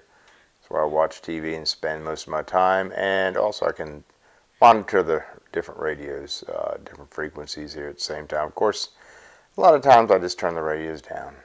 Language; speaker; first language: English; native; English